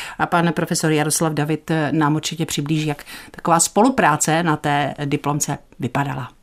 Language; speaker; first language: Czech; native; Czech